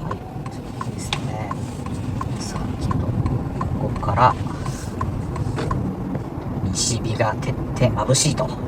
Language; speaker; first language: Japanese; native; Japanese